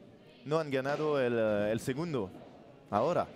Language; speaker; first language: Spanish; non-native, learner; French